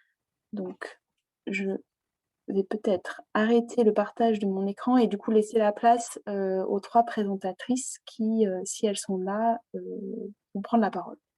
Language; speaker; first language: French; native; French